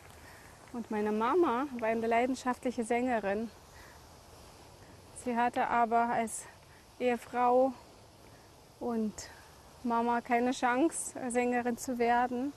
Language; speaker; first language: German; native; German